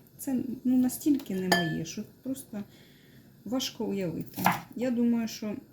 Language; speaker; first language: Ukrainian; non-native, local second language; Russian